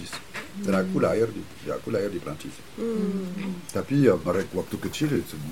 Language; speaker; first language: Indonesian; non-native, fluent; French